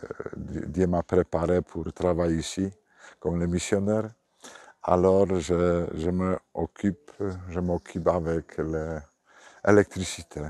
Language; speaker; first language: French; non-native, fluent; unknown